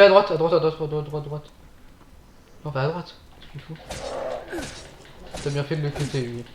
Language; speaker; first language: French; native; French